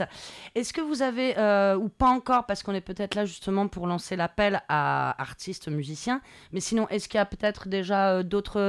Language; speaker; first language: French; native; French